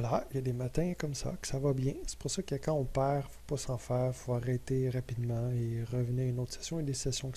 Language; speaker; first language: French; native; French